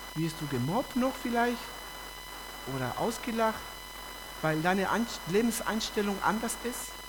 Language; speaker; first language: German; non-native, fluent; Spanish